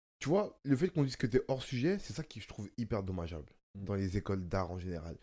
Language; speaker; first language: French; native; French